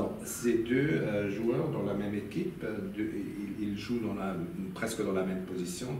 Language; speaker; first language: French; non-native, local second language; German